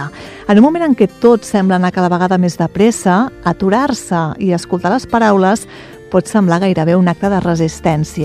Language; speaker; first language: Catalan; native; Catalan